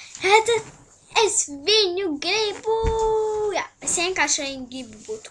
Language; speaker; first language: Latvian; early bilingual, heritage; Latvian